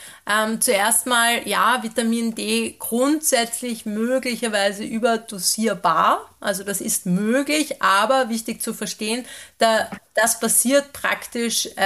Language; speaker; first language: German; native; German